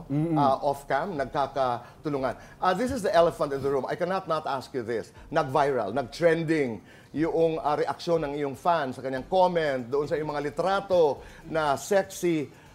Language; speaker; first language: Filipino; non-native, local second language; Waray